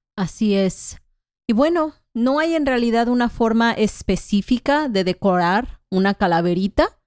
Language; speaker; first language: Spanish; native; Spanish